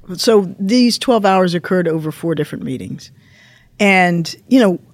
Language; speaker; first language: English; native; English